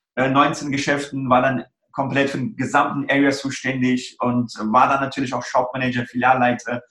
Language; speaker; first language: German; early bilingual, other home language; Persian